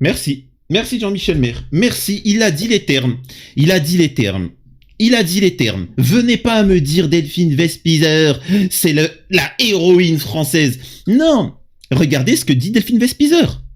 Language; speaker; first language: French; native; French